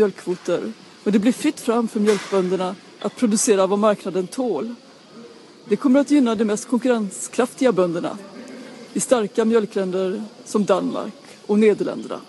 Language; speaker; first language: Swedish; native; Swedish